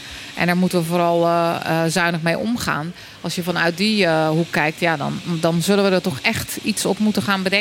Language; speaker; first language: Dutch; native; Dutch